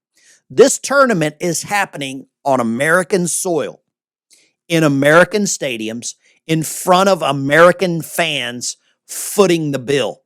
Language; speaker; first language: English; native; English